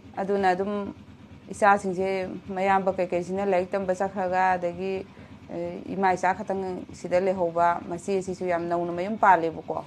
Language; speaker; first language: Manipuri; native; Manipuri